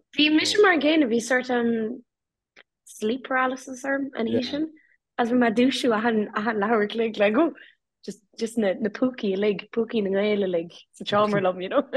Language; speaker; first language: Irish; native; Irish